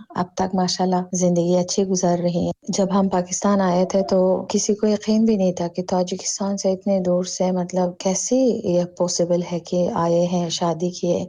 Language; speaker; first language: Urdu; non-native, fluent; Tajik